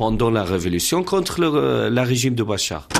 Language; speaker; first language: French; non-native, learner; Arabic